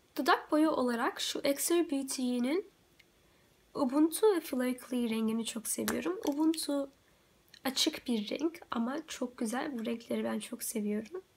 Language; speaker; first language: Turkish; early bilingual, heritage; Turkish